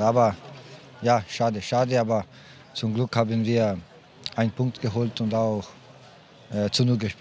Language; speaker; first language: German; non-native, learner; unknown